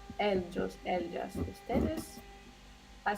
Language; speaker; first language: Spanish; non-native, learner; Russian